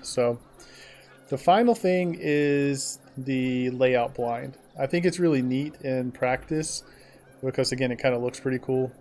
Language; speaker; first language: English; native; English